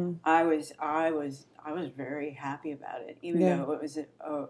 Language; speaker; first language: English; native; English